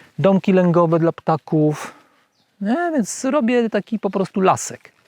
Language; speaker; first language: Polish; native; Polish